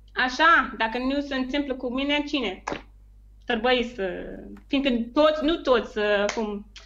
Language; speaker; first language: Romanian; non-native, learner; English